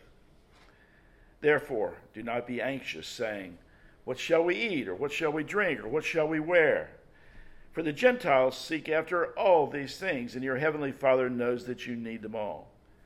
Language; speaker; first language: English; native; English